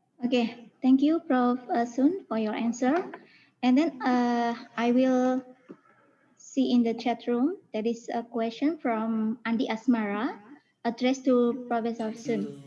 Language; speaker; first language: English; non-native, fluent; Indonesian